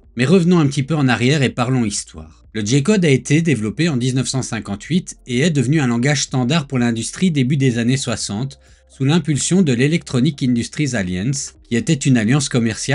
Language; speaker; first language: French; native; French